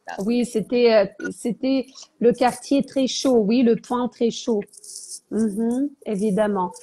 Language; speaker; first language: French; non-native, fluent; Ukrainian